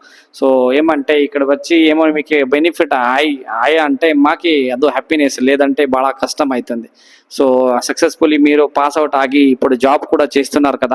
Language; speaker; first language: Telugu; non-native, learner; Hindi